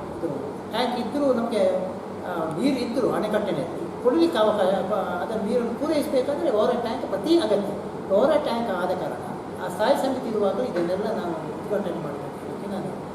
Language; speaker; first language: Kannada; native; Kannada